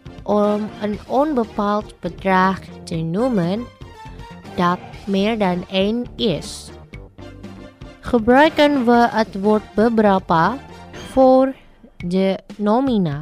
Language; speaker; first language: Dutch; non-native, fluent; Indonesian